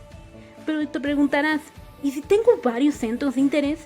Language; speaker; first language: Spanish; native; Spanish